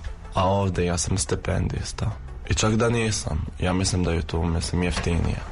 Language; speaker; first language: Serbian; non-native, fluent; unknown